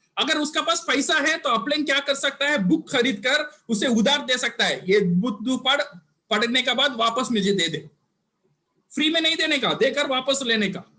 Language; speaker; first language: Hindi; non-native, local second language; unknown